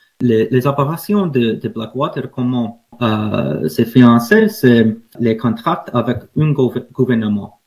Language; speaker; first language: French; non-native, learner; English